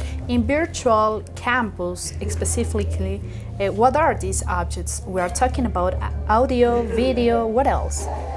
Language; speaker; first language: English; non-native, fluent; Spanish